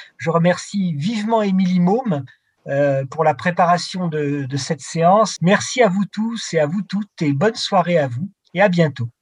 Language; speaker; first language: French; native; French